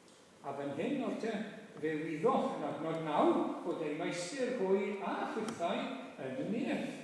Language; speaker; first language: Welsh; native; Welsh